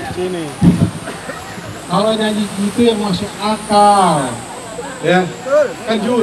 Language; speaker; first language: Indonesian; native; Indonesian